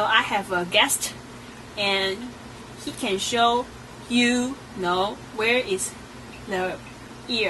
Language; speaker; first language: English; non-native, learner; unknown